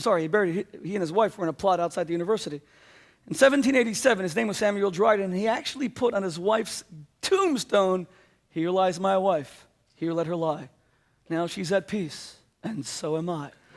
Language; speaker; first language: English; native; English